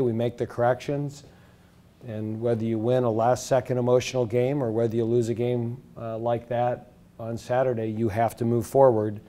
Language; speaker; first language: English; native; English